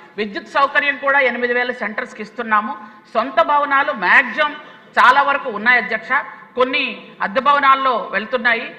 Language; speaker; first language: Telugu; native; Telugu